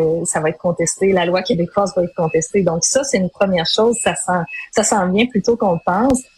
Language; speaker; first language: French; native; French